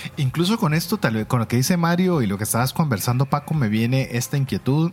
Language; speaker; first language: Spanish; native; Spanish